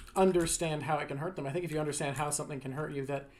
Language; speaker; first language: English; native; English